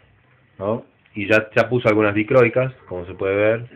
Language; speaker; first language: Spanish; native; Spanish